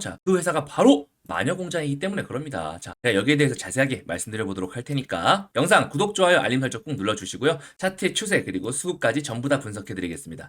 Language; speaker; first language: Korean; native; Korean